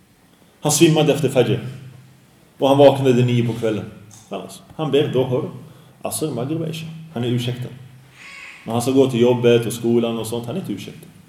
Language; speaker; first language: Swedish; early bilingual, other home language; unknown